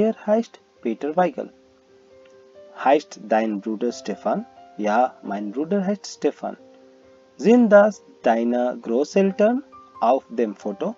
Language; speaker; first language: German; non-native, learner; Hindi